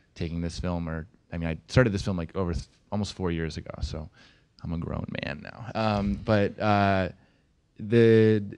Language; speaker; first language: English; native; English